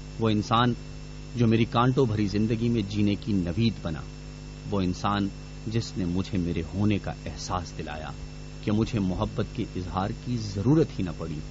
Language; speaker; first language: Urdu; non-native, local second language; Pashto